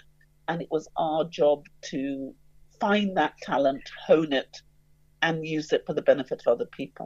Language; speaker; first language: English; native; English